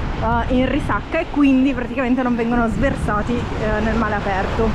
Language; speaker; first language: Italian; native; Italian